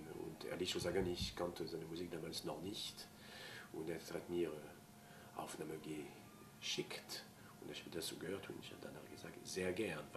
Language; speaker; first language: German; non-native, fluent; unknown